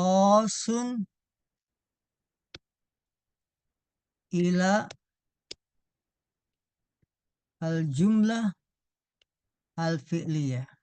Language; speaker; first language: Arabic; non-native, fluent; Indonesian